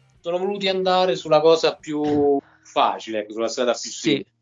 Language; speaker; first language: Italian; native; Italian